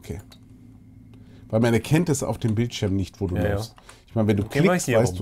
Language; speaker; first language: German; native; German